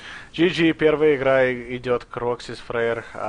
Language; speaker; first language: Russian; early bilingual, heritage; Russian